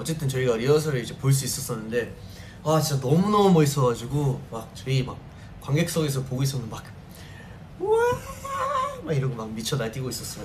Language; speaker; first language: Korean; early bilingual, heritage; Korean